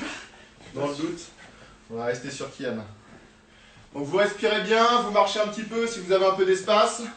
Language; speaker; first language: French; native; French